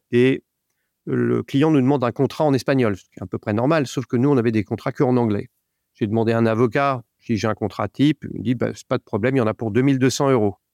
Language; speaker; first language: French; native; French